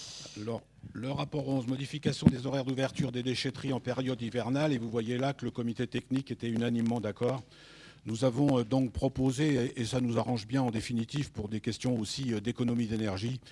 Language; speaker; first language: French; native; French